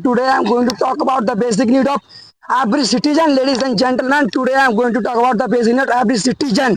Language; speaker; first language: English; non-native, learner; Hindi